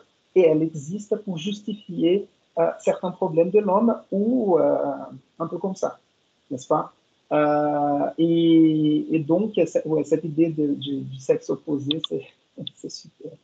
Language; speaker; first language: French; non-native, fluent; Portuguese